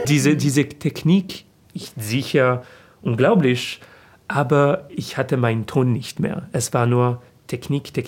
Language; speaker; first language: German; non-native, fluent; French